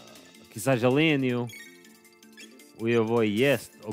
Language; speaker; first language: Russian; non-native, learner; English